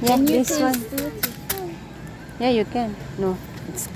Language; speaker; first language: English; non-native, local second language; Filipino